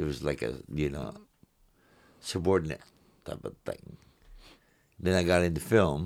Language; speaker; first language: English; non-native, fluent; French